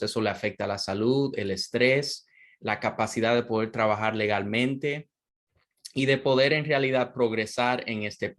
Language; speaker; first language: Spanish; non-native, fluent; English